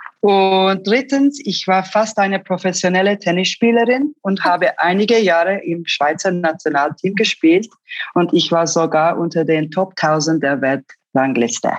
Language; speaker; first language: German; early bilingual, other home language; Turkish